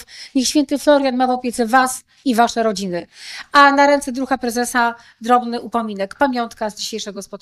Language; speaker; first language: Polish; native; Polish